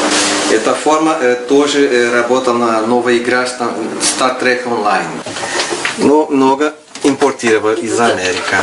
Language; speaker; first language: Russian; non-native, learner; Portuguese